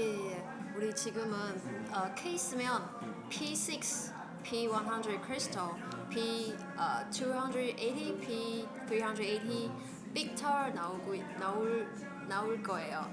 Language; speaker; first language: Korean; non-native, learner; Chinese